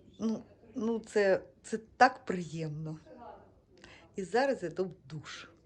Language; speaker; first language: Ukrainian; native; Ukrainian